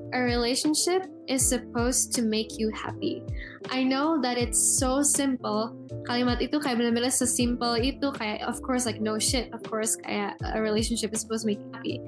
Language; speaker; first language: English; early bilingual, other home language; Indonesian